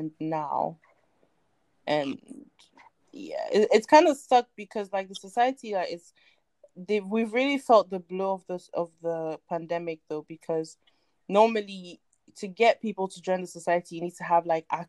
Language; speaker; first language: English; non-native, local second language; French